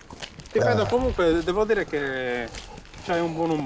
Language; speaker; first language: Italian; native; Italian